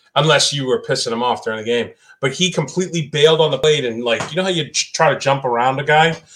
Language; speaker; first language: English; native; English